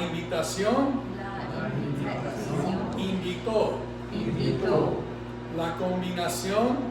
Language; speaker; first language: Spanish; non-native, fluent; English